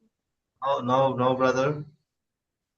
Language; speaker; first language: English; non-native, learner; Bangla